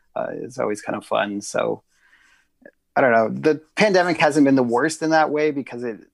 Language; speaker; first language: English; native; English